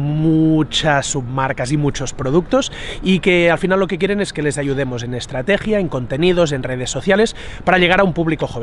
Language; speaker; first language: Spanish; native; Spanish